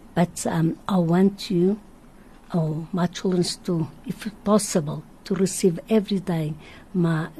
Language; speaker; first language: English; non-native, learner; Portuguese